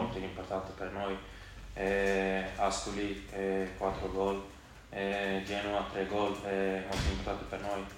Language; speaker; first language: Italian; non-native, learner; English